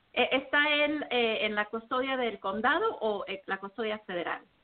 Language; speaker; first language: Spanish; early bilingual, heritage; Spanish